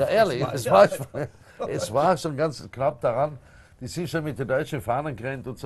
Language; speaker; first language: German; native; German